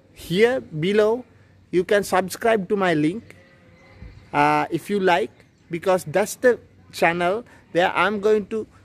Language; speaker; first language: English; non-native, local second language; Sinhala